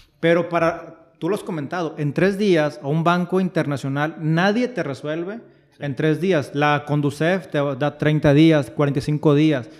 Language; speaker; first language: Spanish; native; Spanish